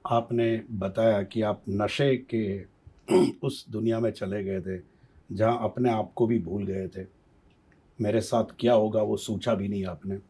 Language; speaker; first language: Hindi; non-native, local second language; Gujarati